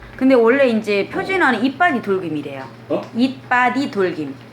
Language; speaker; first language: Korean; native; Korean